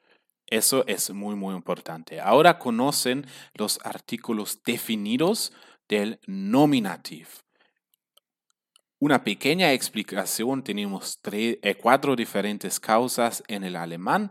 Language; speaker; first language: Spanish; non-native, fluent; German